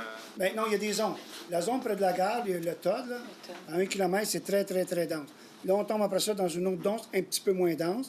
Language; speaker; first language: French; native; French